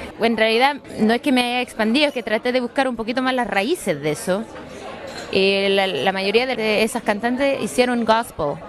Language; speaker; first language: Spanish; early bilingual, heritage; Spanish